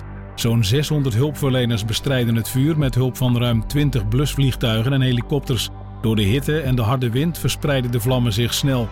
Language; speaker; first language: Dutch; native; Dutch